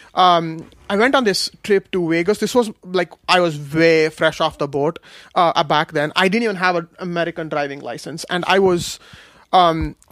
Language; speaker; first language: English; non-native, local second language; Kashmiri